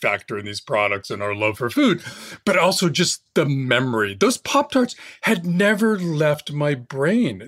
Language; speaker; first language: English; native; English